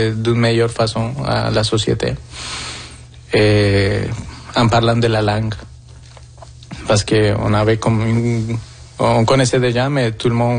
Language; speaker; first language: French; non-native, fluent; Spanish